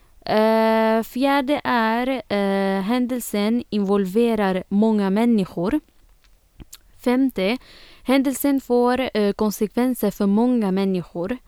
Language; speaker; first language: Swedish; non-native, fluent; Arabic